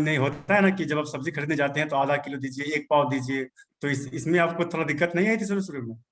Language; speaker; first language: Hindi; native; Hindi